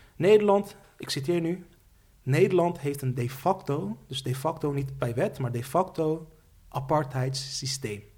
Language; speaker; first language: Dutch; early bilingual, other home language; Turkish